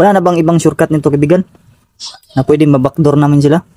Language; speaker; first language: Filipino; native; Filipino